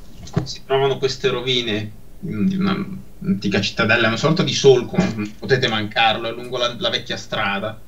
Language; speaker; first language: Italian; native; Italian